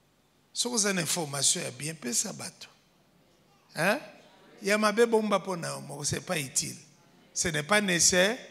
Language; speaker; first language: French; non-native, local second language; Lingala